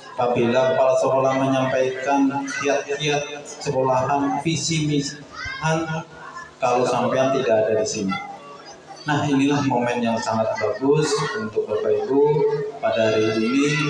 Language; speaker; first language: Indonesian; non-native, local second language; Banjar